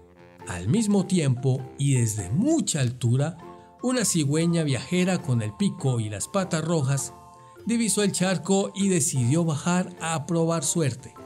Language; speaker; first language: Spanish; native; Spanish